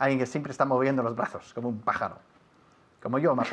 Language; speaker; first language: Spanish; non-native, fluent; English